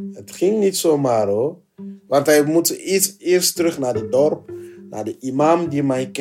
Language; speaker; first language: Dutch; non-native, learner; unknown